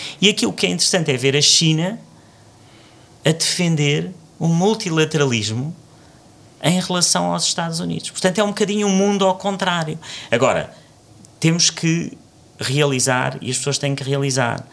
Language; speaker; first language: Portuguese; native; Portuguese